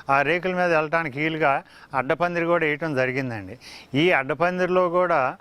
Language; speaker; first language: Telugu; native; Telugu